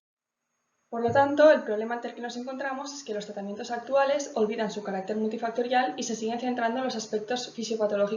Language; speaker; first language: Spanish; native; Spanish